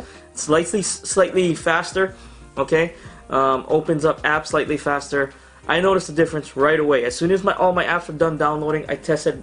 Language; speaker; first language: English; native; English